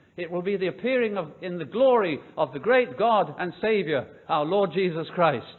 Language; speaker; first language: English; native; English